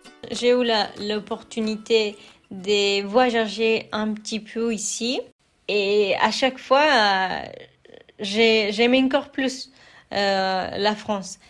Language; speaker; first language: French; non-native, fluent; Spanish